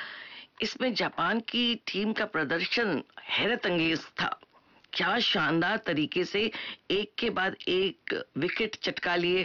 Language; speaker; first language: Hindi; native; Hindi